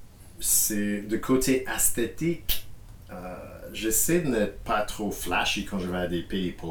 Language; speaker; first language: French; non-native, fluent; English